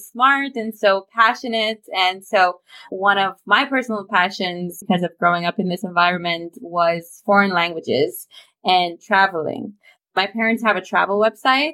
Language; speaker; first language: English; non-native, fluent; Romanian